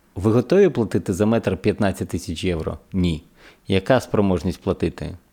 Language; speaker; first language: Ukrainian; native; Ukrainian